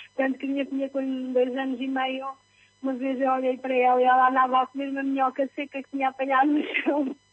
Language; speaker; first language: Portuguese; early bilingual, other home language; Spanish